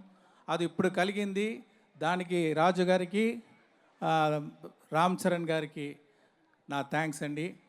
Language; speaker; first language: Telugu; non-native, learner; Tamil